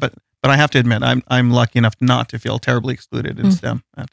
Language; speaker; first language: English; early bilingual, other home language; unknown